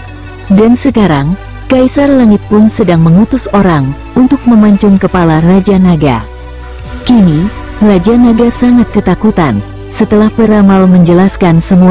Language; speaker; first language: Indonesian; native; Indonesian